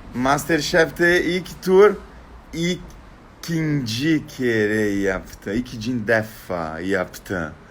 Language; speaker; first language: Turkish; non-native, learner; Portuguese